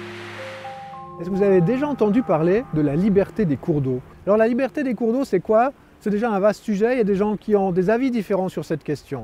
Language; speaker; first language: French; native; French